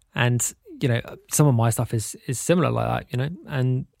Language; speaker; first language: English; native; English